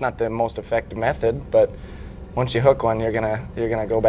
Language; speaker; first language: English; native; English